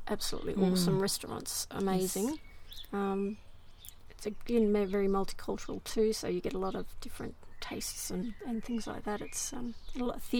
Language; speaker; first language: English; native; English